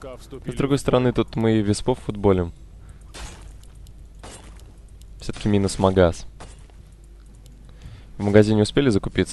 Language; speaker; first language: Russian; native; Russian